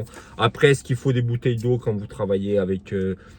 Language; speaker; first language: French; native; French